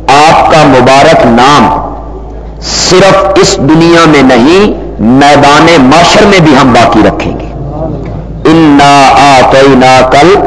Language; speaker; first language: Urdu; non-native, local second language; Punjabi